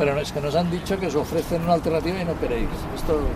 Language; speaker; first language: Spanish; native; Spanish